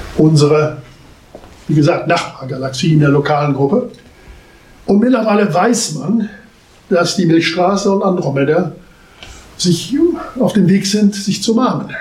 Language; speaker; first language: German; native; German